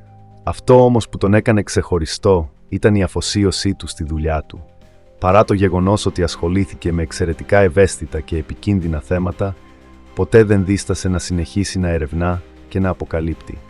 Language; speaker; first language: Greek; native; Greek